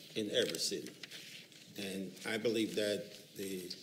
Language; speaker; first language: English; native; English